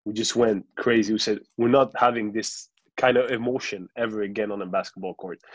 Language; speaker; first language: English; non-native, local second language; French